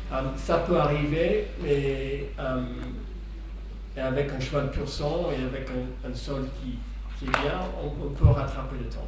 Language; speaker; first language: French; non-native, fluent; English